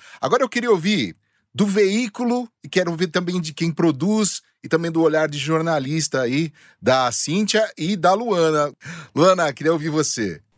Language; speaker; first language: Portuguese; native; Portuguese